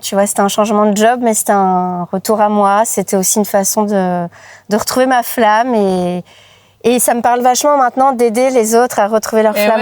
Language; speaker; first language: French; native; French